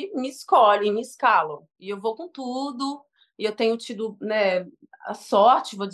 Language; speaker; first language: Portuguese; native; Portuguese